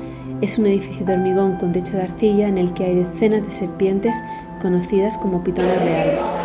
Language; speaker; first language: Spanish; native; Spanish